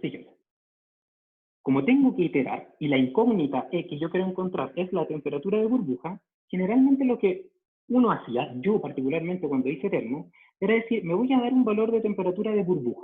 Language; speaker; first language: Spanish; native; Spanish